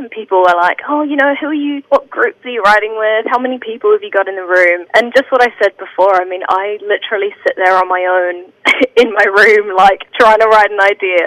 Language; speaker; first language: English; native; English